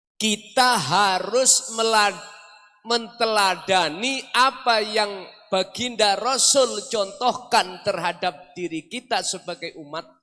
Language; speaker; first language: Indonesian; non-native, local second language; Javanese